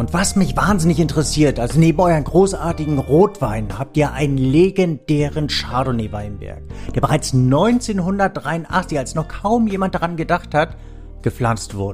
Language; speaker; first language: German; native; German